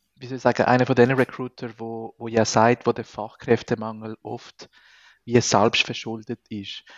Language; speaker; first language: German; non-native, fluent; Spanish